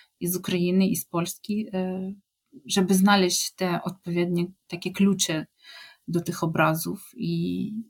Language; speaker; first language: Polish; non-native, fluent; Ukrainian